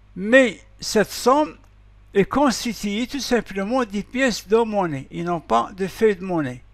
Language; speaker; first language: French; non-native, local second language; Arabic